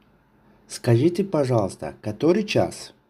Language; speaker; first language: Russian; non-native, local second language; Tajik